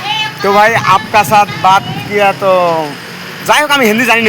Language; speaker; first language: Hindi; non-native, learner; Bangla